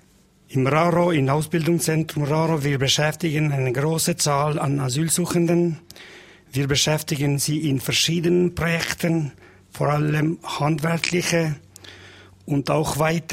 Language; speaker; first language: German; non-native, learner; Albanian